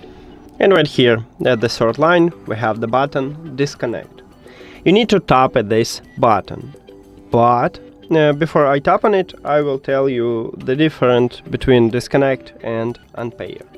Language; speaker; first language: English; non-native, fluent; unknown